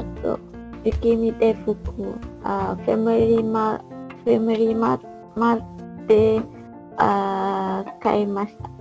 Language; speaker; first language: Japanese; non-native, learner; Malay